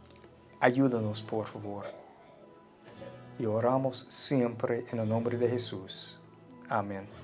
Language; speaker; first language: Spanish; non-native, fluent; English